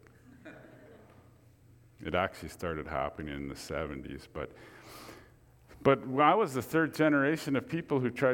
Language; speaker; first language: English; native; English